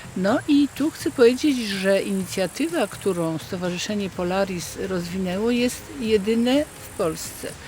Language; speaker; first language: Polish; native; Polish